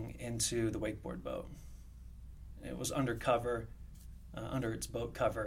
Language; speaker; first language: English; native; English